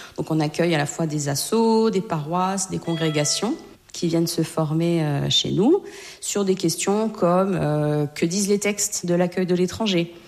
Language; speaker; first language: French; native; French